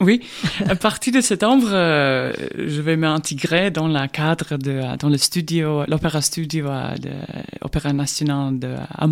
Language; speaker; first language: French; non-native, fluent; Estonian